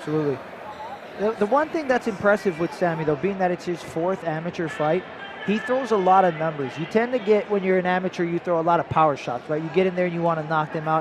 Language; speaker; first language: English; native; English